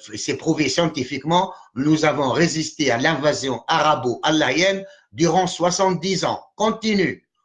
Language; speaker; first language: French; non-native, local second language; Arabic